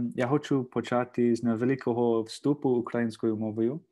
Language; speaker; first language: Ukrainian; non-native, fluent; English